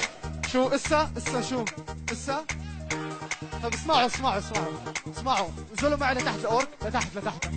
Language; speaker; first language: Arabic; native; Arabic